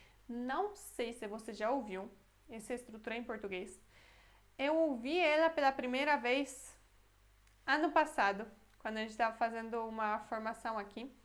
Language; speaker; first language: Portuguese; non-native, fluent; Polish